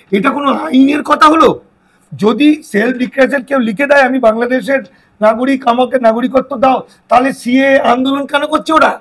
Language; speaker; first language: Bangla; native; Bangla